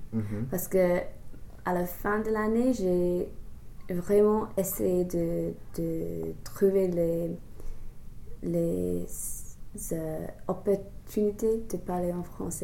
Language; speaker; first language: French; non-native, fluent; English